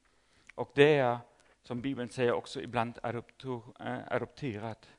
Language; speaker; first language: Swedish; non-native, fluent; German